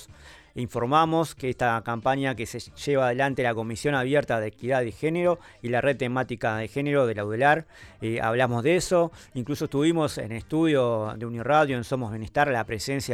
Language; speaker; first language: Spanish; native; Spanish